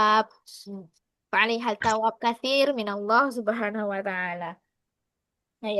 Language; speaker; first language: Arabic; non-native, fluent; Indonesian